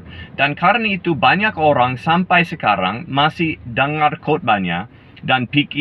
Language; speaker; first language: Indonesian; non-native, fluent; English